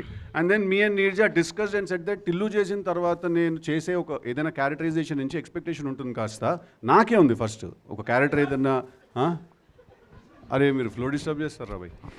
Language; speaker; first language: Telugu; native; Telugu